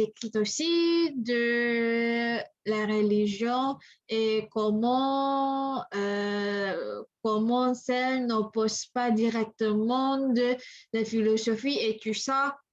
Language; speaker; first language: French; non-native, learner; English